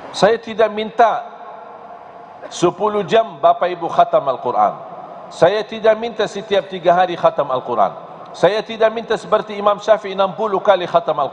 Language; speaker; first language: Indonesian; non-native, fluent; Arabic